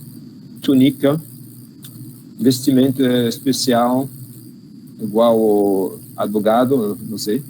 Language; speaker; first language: Portuguese; non-native, learner; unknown